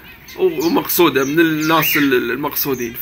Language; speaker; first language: Arabic; native; Arabic